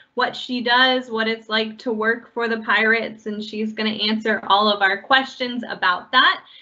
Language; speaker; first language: English; native; English